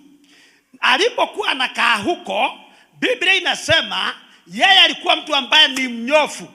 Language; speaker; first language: Swahili; non-native, local second language; Kikuyu